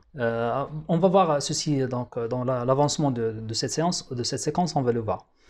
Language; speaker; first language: French; non-native, local second language; Arabic